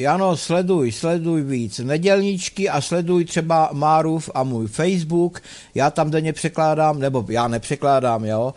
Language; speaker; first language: Czech; native; Czech